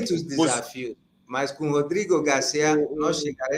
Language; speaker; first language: Portuguese; non-native, fluent; Igbo